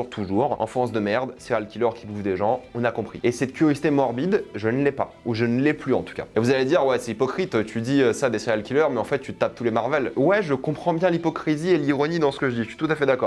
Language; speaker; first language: French; native; French